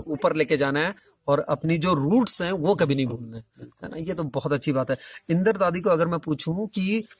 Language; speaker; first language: Hindi; native; Hindi